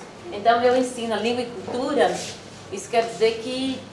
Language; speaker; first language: Portuguese; non-native, fluent; Dutch